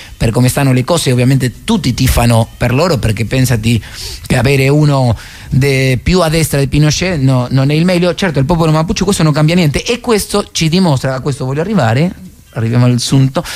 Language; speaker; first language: Italian; non-native, fluent; Spanish